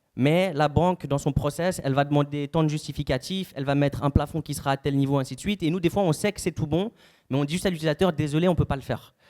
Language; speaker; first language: French; native; French